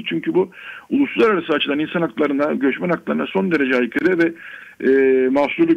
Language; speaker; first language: Turkish; native; Turkish